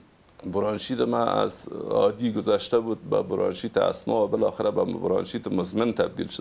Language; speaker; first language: Persian; native; Persian